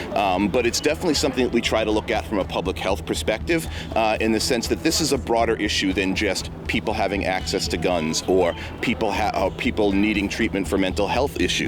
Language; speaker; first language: English; native; English